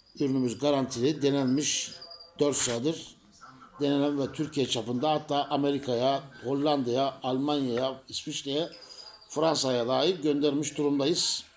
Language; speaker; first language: Turkish; native; Turkish